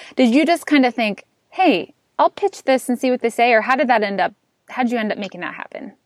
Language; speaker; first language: English; native; English